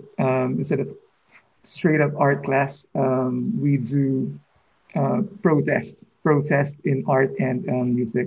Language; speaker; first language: English; non-native, local second language; Filipino